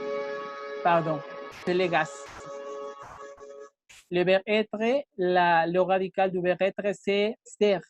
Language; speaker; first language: French; non-native, fluent; Spanish